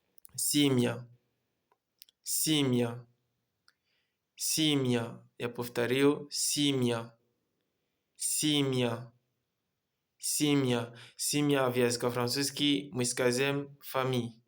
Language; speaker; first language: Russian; non-native, learner; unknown